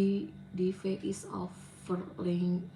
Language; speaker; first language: English; non-native, learner; Indonesian